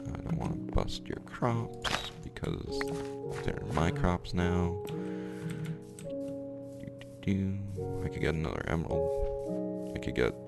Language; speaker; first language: English; native; English